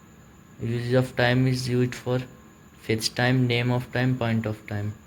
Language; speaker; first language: English; non-native, learner; Hindi